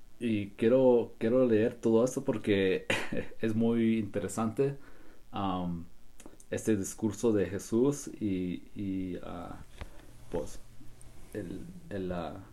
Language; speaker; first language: Spanish; early bilingual, heritage; Spanish